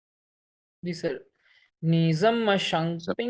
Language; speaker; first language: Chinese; non-native, learner; Urdu